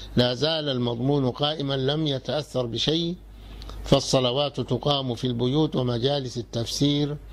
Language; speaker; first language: Arabic; non-native, fluent; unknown